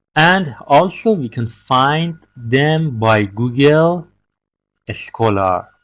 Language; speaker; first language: English; non-native, fluent; Persian